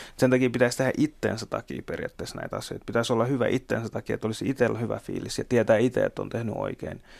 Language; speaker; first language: Finnish; early bilingual, other home language; Bangla